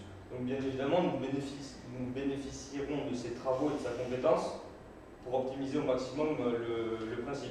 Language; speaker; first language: French; native; French